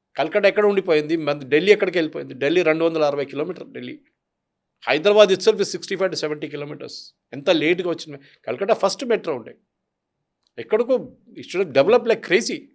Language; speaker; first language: Telugu; non-native, fluent; Malayalam